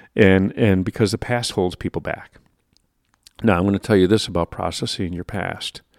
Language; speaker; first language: English; native; English